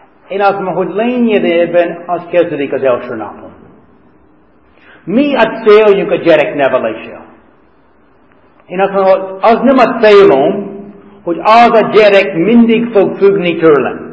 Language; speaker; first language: Hungarian; non-native, fluent; English